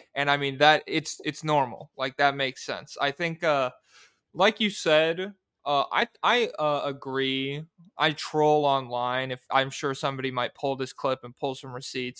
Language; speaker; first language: English; native; English